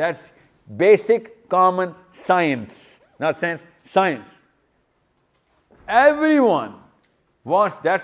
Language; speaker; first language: English; non-native, local second language; Urdu